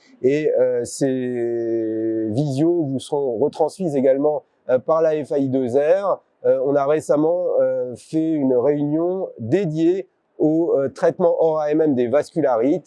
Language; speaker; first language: French; native; French